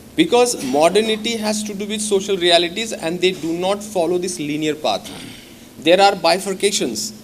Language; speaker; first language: English; non-native, local second language; Marathi